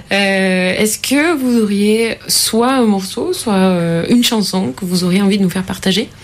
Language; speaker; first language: French; native; French